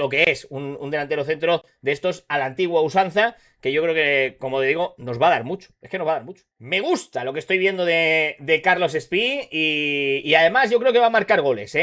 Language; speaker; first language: Spanish; native; Spanish